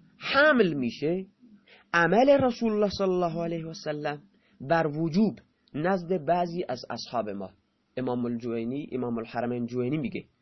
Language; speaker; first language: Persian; non-native, local second language; Baluchi